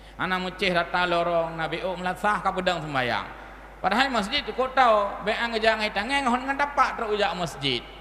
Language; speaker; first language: Malay; non-native, local second language; Achinese